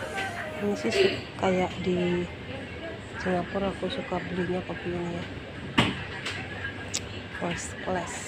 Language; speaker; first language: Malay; non-native, local second language; Javanese